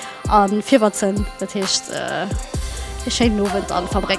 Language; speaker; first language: German; non-native, learner; Luxembourgish